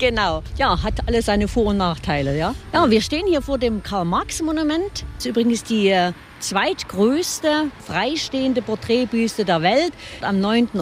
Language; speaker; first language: German; native; German